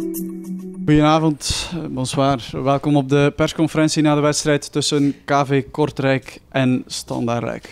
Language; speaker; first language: Dutch; native; Dutch